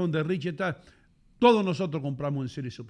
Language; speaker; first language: Spanish; native; Spanish